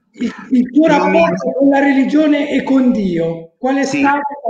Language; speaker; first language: Italian; native; Italian